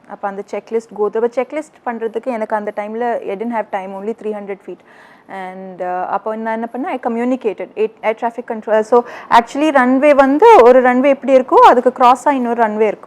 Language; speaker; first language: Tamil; early bilingual, heritage; Tamil